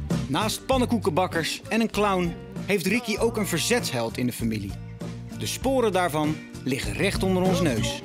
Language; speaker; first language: Dutch; native; Dutch